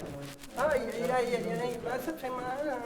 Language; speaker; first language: French; native; French